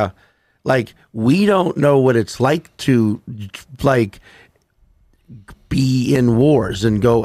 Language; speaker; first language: English; native; English